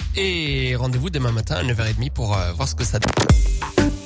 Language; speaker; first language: French; native; French